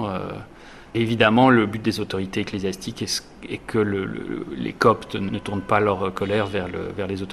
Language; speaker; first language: French; native; French